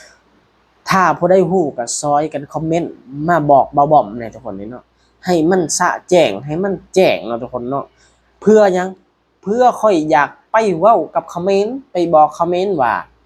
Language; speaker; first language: Thai; non-native, local second language; Lao